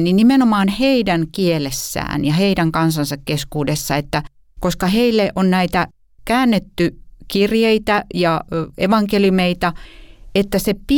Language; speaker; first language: Finnish; native; Finnish